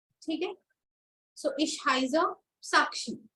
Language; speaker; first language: German; non-native, fluent; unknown